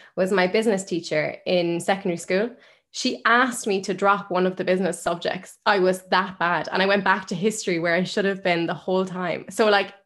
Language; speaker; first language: English; native; English